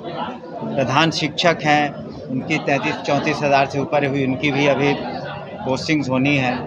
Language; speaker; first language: Hindi; native; Hindi